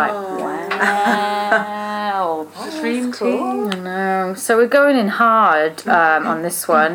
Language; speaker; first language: English; native; English